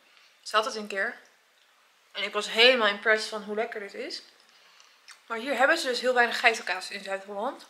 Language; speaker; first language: Dutch; native; Dutch